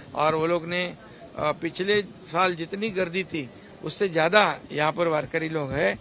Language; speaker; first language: Hindi; non-native, local second language; Marathi